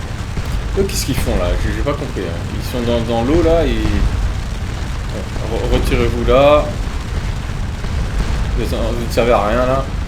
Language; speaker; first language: French; native; French